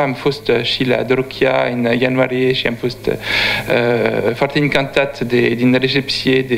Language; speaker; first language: Romanian; non-native, learner; French